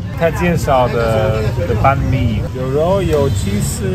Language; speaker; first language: Chinese; non-native, fluent; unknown